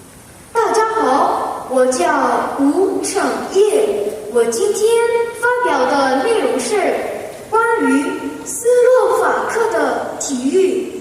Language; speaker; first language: Chinese; non-native, learner; Korean